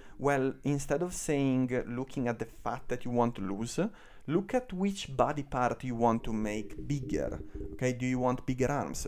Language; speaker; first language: English; non-native, fluent; Italian